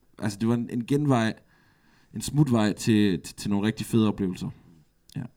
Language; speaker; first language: Danish; native; Danish